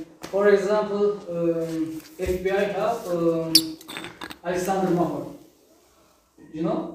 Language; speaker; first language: English; non-native, learner; Turkish